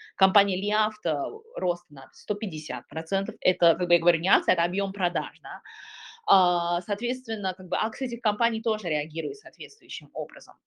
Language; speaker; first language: Russian; non-native, fluent; Chinese